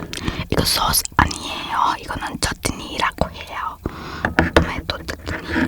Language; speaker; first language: Korean; non-native, fluent; Hindi